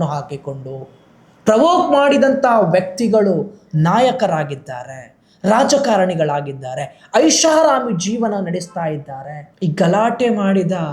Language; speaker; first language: Kannada; non-native, local second language; Tulu